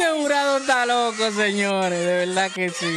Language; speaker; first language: Spanish; native; Spanish